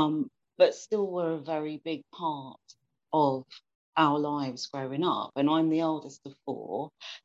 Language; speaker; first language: English; native; English